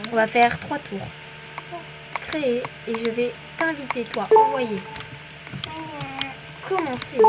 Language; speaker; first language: French; native; French